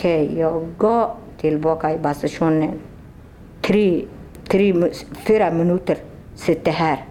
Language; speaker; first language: Swedish; non-native, learner; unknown